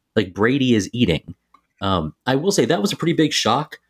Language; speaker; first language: English; native; English